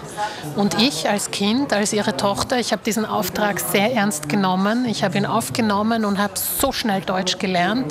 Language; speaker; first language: German; early bilingual, other home language; Slovak